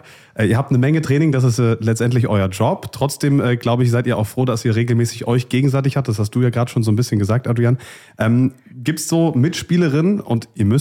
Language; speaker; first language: German; native; German